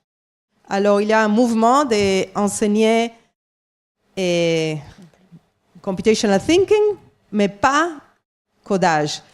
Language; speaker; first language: French; non-native, fluent; English